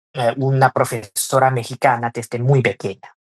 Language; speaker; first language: Spanish; non-native, fluent; Chinese